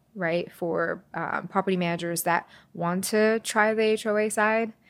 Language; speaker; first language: English; early bilingual, other home language; Chinese